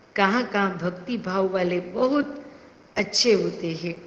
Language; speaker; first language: Hindi; non-native, local second language; Gujarati